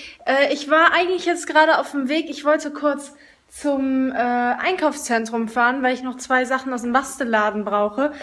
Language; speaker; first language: German; native; German